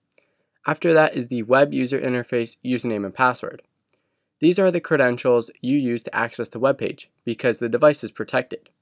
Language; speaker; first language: English; native; English